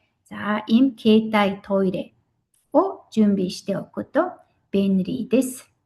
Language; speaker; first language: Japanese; non-native, fluent; Mongolian